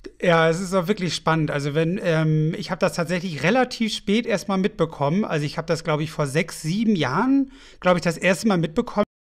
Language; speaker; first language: German; native; German